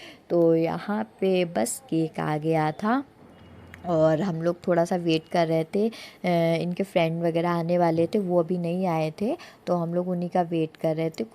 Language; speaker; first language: Hindi; native; Hindi